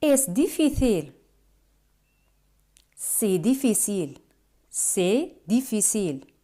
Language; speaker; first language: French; non-native, fluent; Spanish